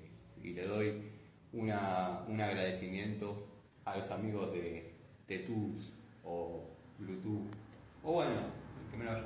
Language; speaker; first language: Spanish; native; Spanish